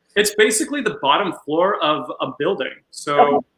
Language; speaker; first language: English; native; English